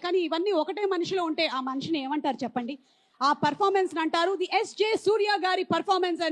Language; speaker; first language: Telugu; native; Telugu